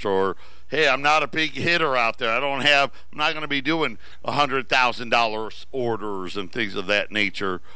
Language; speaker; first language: English; native; English